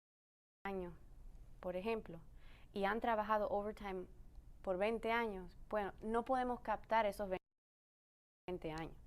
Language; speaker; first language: Spanish; early bilingual, other home language; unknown